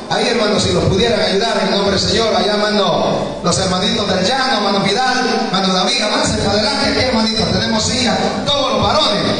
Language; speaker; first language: Spanish; native; Spanish